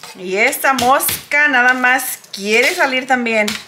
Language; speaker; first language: Spanish; early bilingual, heritage; Spanish